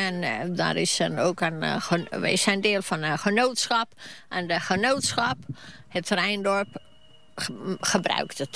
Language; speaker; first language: Dutch; non-native, fluent; Finnish